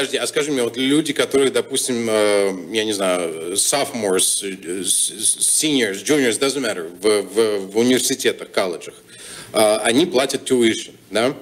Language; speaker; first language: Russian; native; Russian